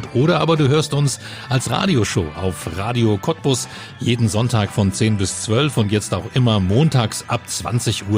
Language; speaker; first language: German; native; German